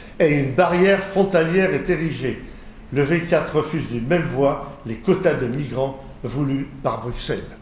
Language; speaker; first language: French; native; French